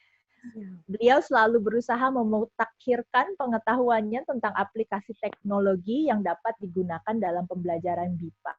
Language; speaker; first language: Indonesian; native; Indonesian